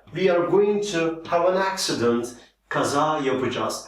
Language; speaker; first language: English; non-native, fluent; Turkish